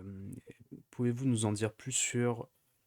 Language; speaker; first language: French; native; French